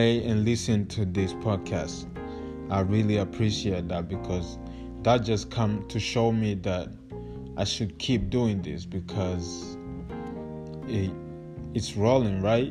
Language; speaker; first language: English; non-native, local second language; Kinyarwanda